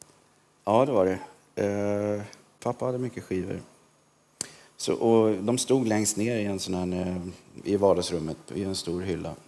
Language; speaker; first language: Swedish; native; Swedish